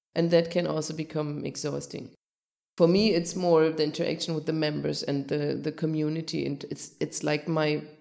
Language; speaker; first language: English; non-native, fluent; German